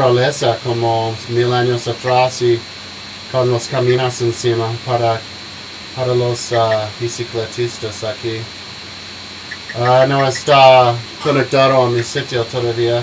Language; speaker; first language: Spanish; non-native, learner; English